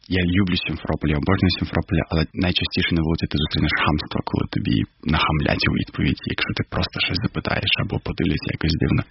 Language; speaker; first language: Ukrainian; non-native, local second language; Crimean Tatar